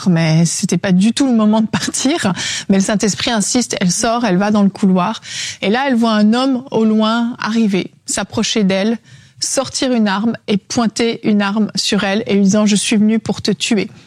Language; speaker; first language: French; native; French